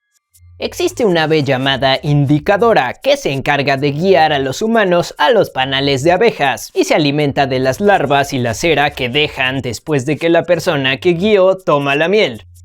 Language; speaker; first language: Spanish; native; Spanish